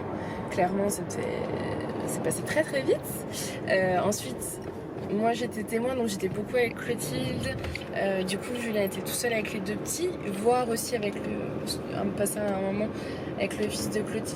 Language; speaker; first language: French; native; French